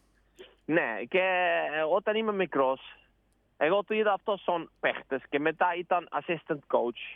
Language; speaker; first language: Greek; non-native, learner; Dutch